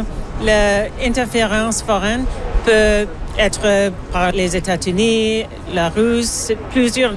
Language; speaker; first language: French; non-native, local second language; English